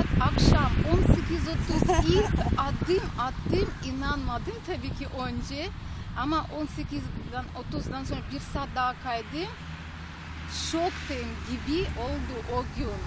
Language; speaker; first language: Turkish; non-native, learner; Russian